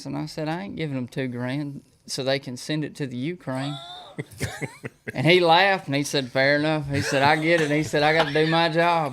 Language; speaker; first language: English; native; English